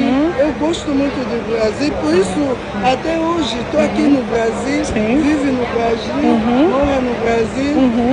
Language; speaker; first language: Portuguese; non-native, fluent; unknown